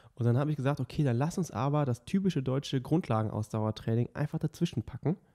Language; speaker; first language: German; native; German